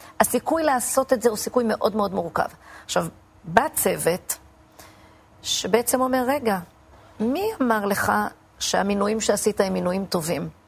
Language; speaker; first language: Hebrew; native; Hebrew